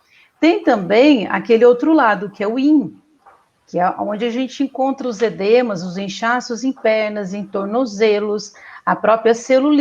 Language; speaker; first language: Portuguese; native; Portuguese